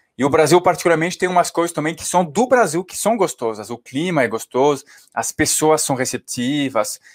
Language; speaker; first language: Portuguese; non-native, fluent; French